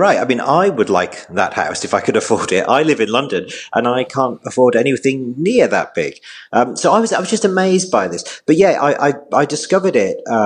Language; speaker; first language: English; native; English